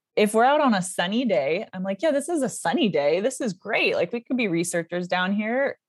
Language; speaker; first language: English; native; English